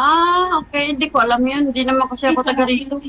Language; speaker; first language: Filipino; non-native, local second language; Hiligaynon